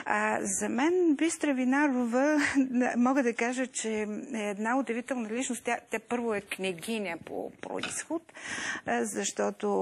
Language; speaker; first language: Bulgarian; native; Bulgarian